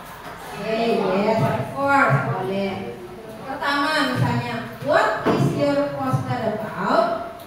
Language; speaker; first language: English; non-native, learner; Indonesian